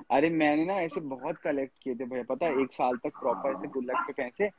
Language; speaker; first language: Hindi; native; Hindi